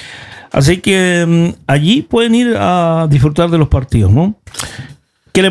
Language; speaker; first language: Spanish; native; Spanish